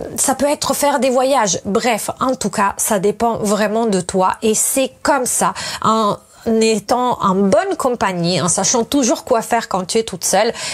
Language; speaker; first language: French; non-native, fluent; Italian